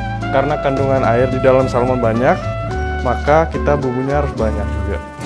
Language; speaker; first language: Indonesian; early bilingual, heritage; Indonesian